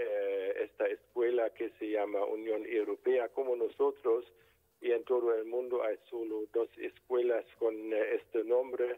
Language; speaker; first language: Spanish; non-native, fluent; German